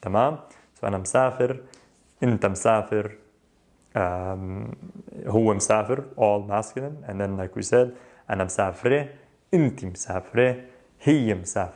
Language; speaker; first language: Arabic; non-native, fluent; English